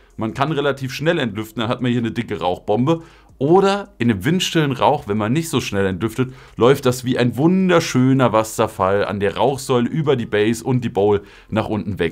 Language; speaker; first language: German; native; German